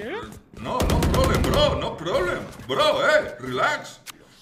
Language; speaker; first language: English; non-native, learner; Spanish